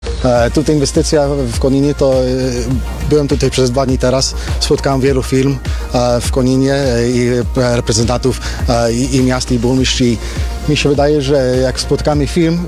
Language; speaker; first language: Polish; early bilingual, heritage; Polish